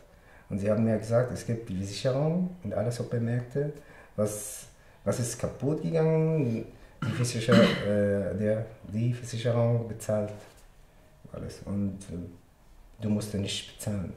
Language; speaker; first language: German; non-native, learner; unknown